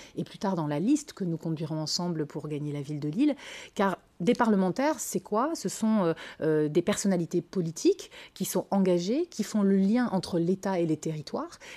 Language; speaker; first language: French; native; French